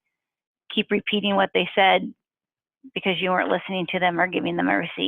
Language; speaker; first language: English; native; English